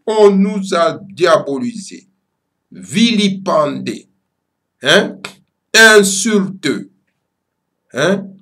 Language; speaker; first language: French; non-native, local second language; Lingala